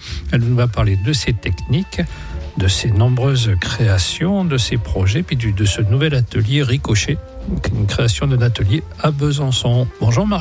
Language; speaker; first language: French; native; French